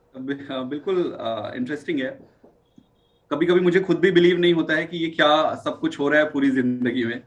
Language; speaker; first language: Hindi; native; Hindi